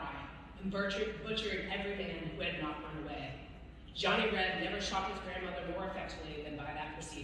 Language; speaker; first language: English; native; English